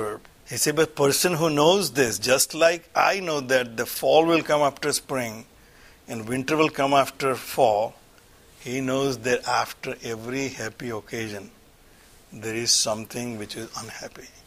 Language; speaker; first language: English; non-native, local second language; Gujarati